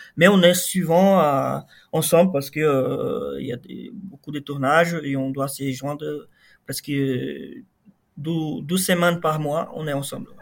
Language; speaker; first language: French; non-native, fluent; Portuguese